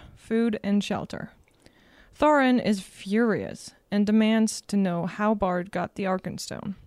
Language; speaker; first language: English; non-native, fluent; German